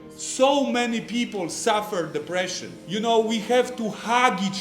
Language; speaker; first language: English; non-native, fluent; Polish